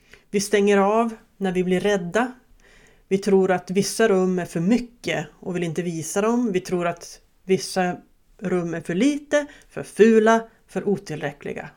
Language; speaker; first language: Swedish; native; Swedish